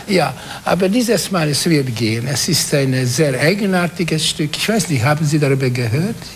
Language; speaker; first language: German; non-native, fluent; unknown